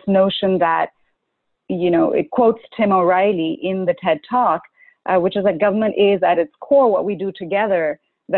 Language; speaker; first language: English; non-native, local second language; Urdu